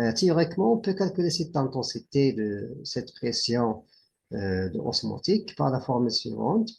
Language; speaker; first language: French; non-native, local second language; Arabic